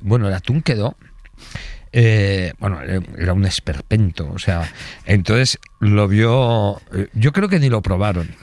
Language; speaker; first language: Spanish; native; Spanish